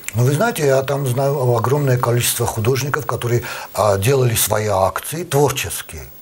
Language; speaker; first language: Russian; non-native, local second language; Armenian